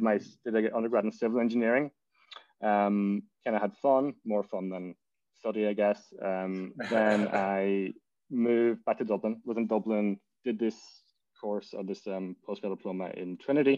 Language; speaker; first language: English; native; English